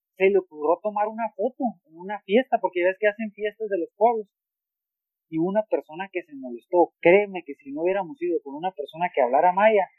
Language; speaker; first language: Spanish; native; Spanish